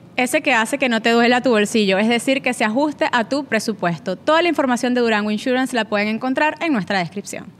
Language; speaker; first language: Spanish; native; Spanish